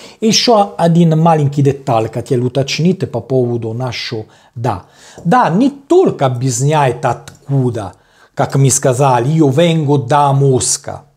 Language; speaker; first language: Russian; non-native, learner; Italian